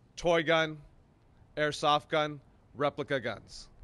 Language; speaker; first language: English; early bilingual, other home language; Spanish